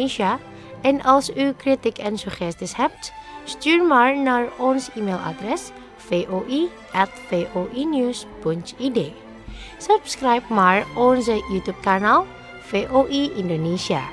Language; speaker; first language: Dutch; non-native, fluent; Indonesian